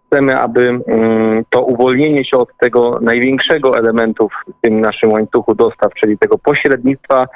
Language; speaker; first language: Polish; native; Polish